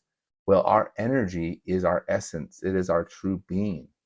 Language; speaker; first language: English; native; English